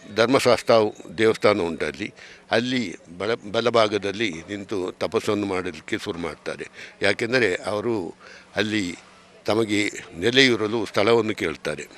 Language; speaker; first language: Kannada; native; Kannada